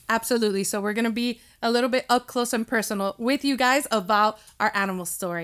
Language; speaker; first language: English; early bilingual, other home language; Spanish